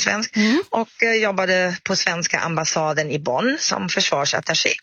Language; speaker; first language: Swedish; non-native, fluent; German